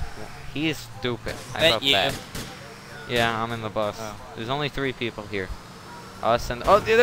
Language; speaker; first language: English; native; English